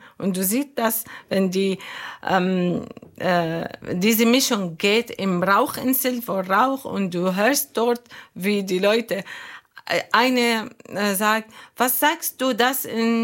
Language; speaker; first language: German; non-native, learner; Arabic